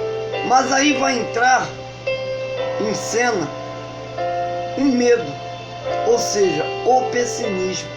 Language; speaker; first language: Portuguese; native; Portuguese